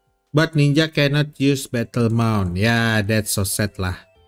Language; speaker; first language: English; non-native, learner; Indonesian